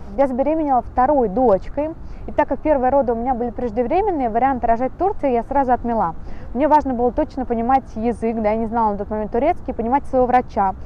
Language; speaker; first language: Russian; native; Russian